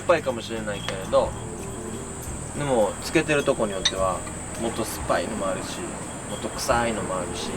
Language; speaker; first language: Japanese; native; Japanese